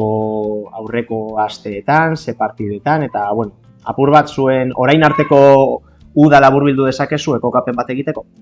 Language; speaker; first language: Basque; native; Basque